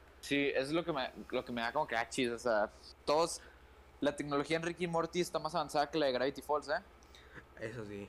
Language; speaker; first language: Spanish; native; Spanish